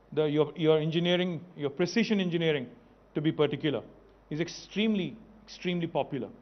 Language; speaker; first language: English; non-native, local second language; Telugu